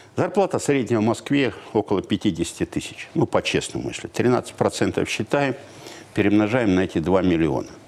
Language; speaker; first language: Russian; native; Russian